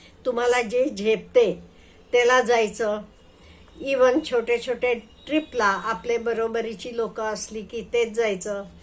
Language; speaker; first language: Marathi; non-native, fluent; Hindi